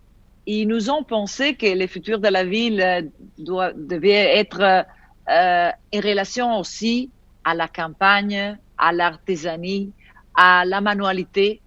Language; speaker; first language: French; non-native, fluent; Italian